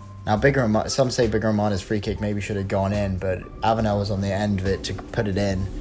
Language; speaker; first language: English; native; English